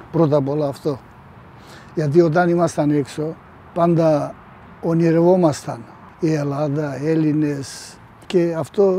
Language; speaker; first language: Greek; non-native, fluent; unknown